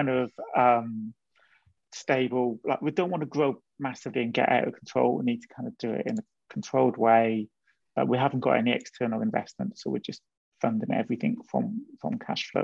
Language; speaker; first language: English; native; English